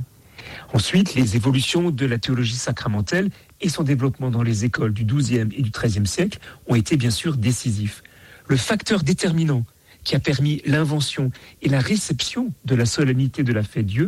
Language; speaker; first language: French; native; French